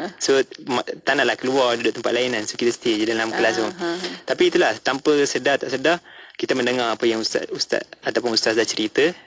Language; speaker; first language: Malay; non-native, local second language; Tamil